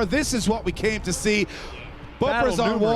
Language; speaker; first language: English; native; English